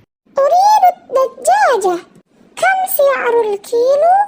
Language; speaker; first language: Arabic; non-native, learner; Indonesian